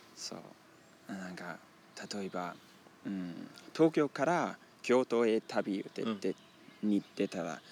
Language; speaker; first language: Japanese; non-native, learner; Danish